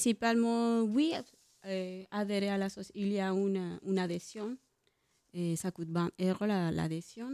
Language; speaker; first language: French; non-native, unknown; Spanish